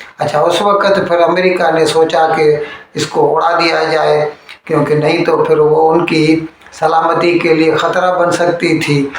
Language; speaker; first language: Urdu; non-native, local second language; Sindhi